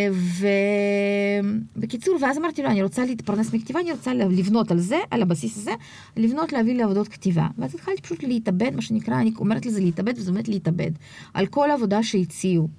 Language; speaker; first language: Hebrew; early bilingual, other home language; Russian